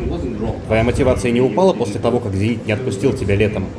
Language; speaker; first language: Russian; native; Russian